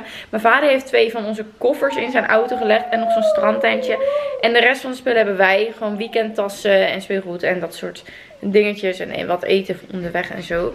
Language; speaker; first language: Dutch; native; Dutch